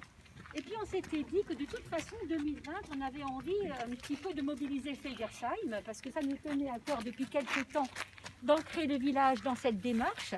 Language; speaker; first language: French; native; French